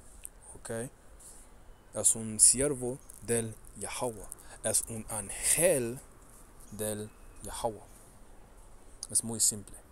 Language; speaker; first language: Spanish; early bilingual, heritage; Spanish